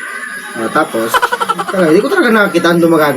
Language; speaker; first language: Filipino; non-native, local second language; Bikol